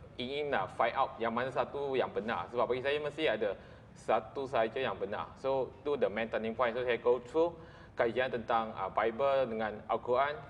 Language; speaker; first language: Malay; non-native, local second language; English